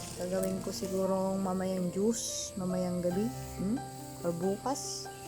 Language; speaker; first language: Filipino; non-native, local second language; Iloko